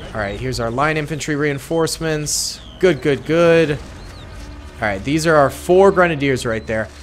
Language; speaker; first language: English; native; English